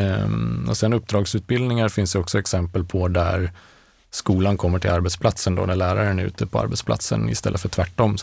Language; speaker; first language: Swedish; native; Swedish